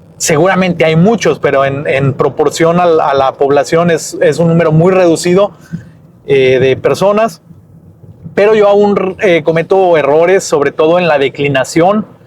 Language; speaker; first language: Spanish; native; Spanish